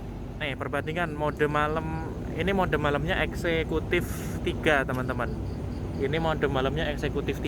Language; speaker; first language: Indonesian; native; Indonesian